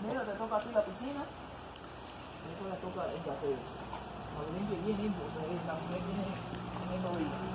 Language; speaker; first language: Spanish; native; Spanish